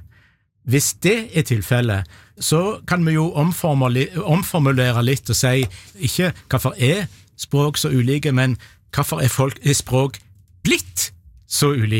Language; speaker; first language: Norwegian; native; Norwegian